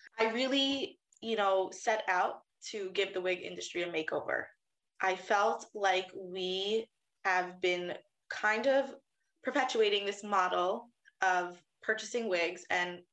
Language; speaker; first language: English; native; English